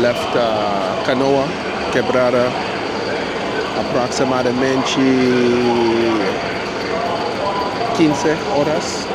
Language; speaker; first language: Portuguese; non-native, learner; English